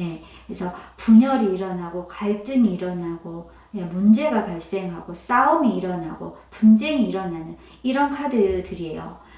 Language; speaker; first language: Korean; native; Korean